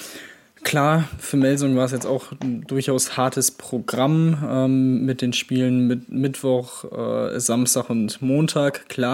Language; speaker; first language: German; native; German